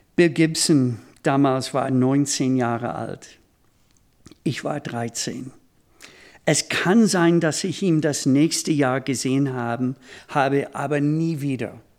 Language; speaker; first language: German; non-native, fluent; English